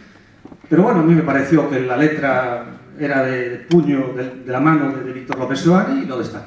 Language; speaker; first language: Spanish; native; Spanish